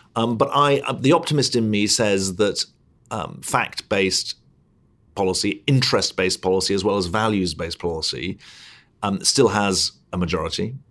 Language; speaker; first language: English; native; English